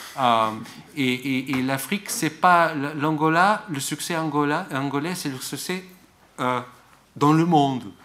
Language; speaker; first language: French; non-native, fluent; Portuguese